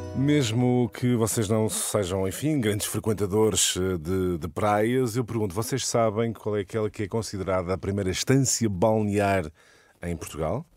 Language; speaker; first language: Portuguese; native; Portuguese